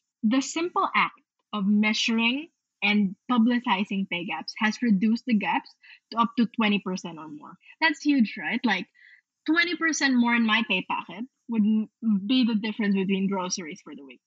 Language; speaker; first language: English; non-native, local second language; Filipino